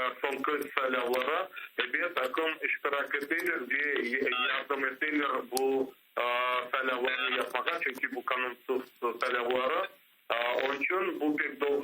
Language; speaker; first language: Turkish; non-native, learner; Crimean Tatar